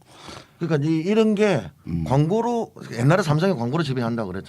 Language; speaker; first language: Korean; native; Korean